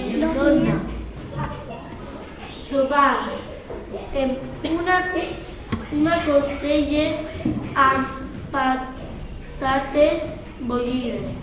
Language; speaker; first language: Catalan; non-native, local second language; Spanish